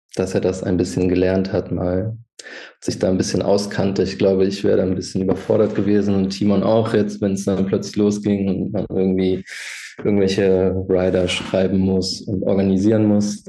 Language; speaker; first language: German; native; German